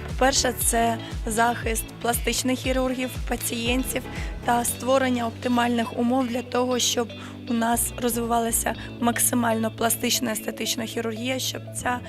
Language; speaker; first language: Ukrainian; native; Ukrainian